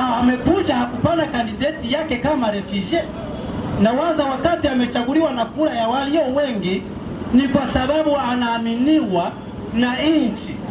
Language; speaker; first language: Swahili; non-native, local second language; Kinyarwanda